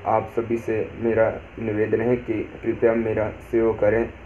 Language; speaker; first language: Hindi; native; Hindi